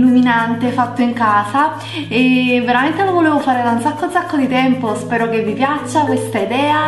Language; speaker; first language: Italian; native; Italian